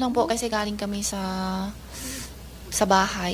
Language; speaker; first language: Filipino; non-native, learner; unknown